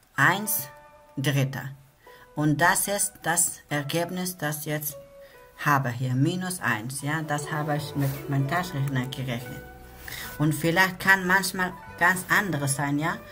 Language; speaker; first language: German; non-native, learner; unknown